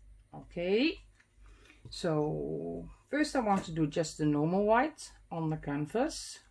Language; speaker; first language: English; non-native, fluent; Dutch